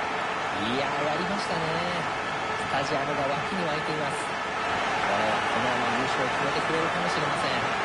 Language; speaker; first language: Japanese; native; Japanese